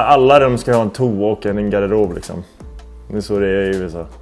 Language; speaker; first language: Swedish; native; Swedish